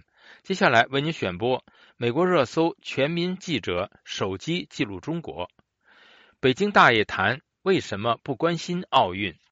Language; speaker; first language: Chinese; native; Chinese